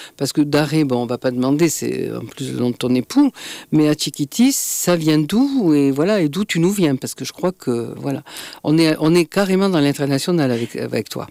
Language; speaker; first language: French; native; French